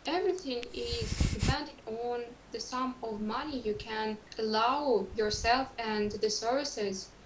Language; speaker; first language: English; non-native, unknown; Russian